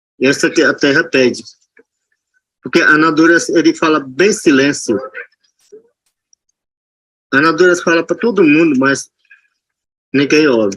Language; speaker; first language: Portuguese; non-native, local second language; Yanomámi